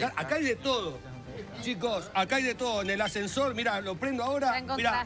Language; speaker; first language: Spanish; native; Spanish